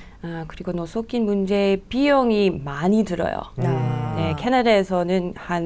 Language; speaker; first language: Korean; non-native, learner; English